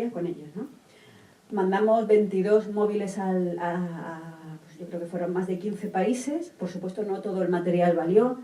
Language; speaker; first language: Spanish; native; Spanish